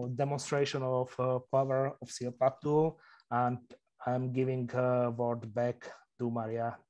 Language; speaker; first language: English; non-native, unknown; Slovak